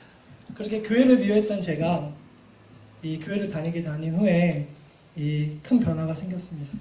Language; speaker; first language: Korean; native; Korean